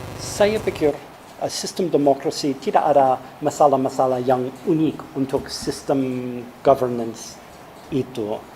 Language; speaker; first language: Indonesian; non-native, fluent; English